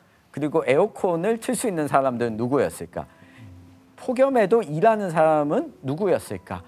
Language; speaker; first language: Korean; native; Korean